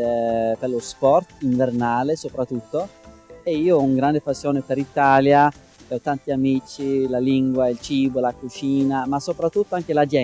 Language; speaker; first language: Italian; non-native, fluent; Norwegian